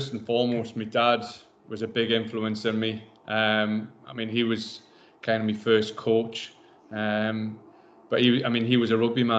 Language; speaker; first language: English; native; English